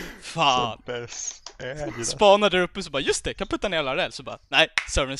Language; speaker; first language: Swedish; native; Swedish